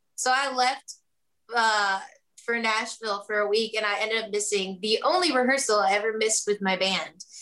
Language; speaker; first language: English; native; English